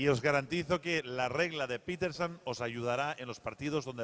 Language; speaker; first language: Spanish; native; Spanish